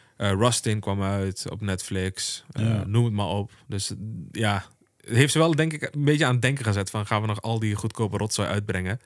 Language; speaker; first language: Dutch; early bilingual, other home language; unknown